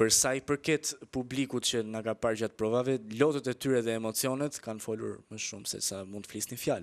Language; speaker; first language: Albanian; native; Albanian